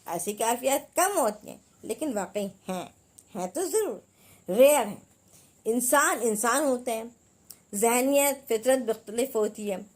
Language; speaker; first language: Urdu; native; Urdu